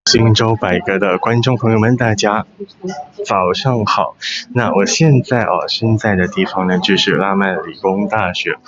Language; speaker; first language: Chinese; native; Chinese